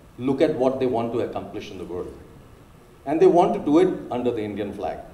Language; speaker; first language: English; non-native, local second language; Hindi